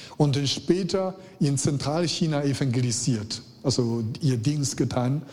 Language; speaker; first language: German; non-native, fluent; Chinese